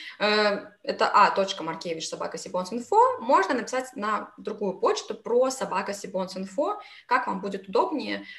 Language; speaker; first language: Russian; native; Russian